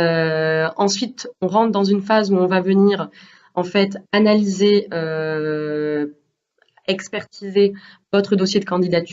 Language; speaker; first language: French; native; French